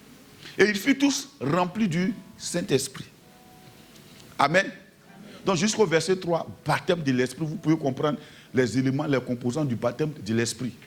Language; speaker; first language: French; native; French